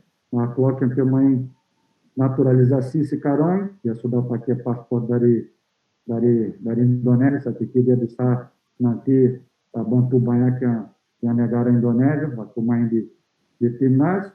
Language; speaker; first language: Indonesian; non-native, fluent; Portuguese